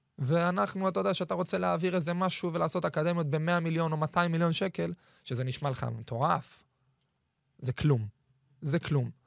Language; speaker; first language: Hebrew; native; Hebrew